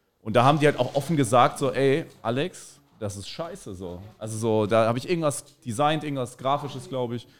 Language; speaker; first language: German; early bilingual, other home language; Spanish